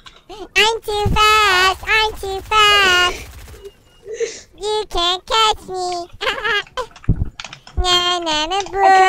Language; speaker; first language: English; native; English